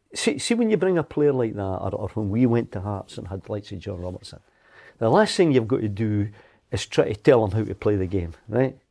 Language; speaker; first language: English; native; English